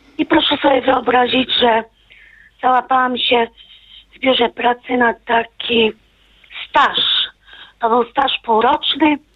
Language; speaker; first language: Polish; native; Polish